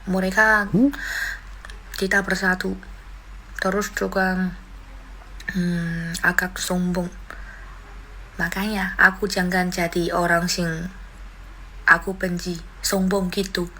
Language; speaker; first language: Indonesian; non-native, learner; Chinese